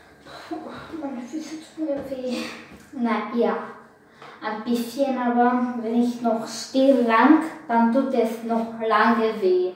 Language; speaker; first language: German; non-native, learner; Bulgarian